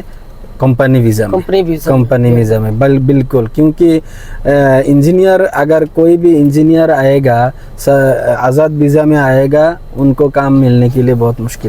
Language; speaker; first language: Hindi; non-native, fluent; Bangla